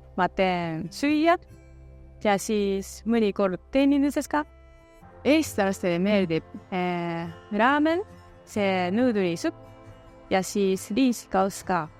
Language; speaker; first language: Estonian; non-native, learner; Japanese